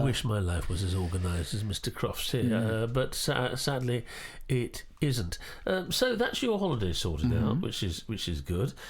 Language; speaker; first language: English; native; English